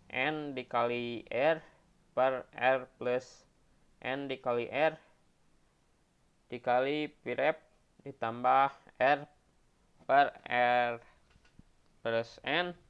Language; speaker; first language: Indonesian; native; Indonesian